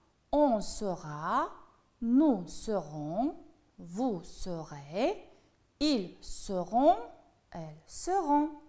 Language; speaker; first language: French; non-native, fluent; Uzbek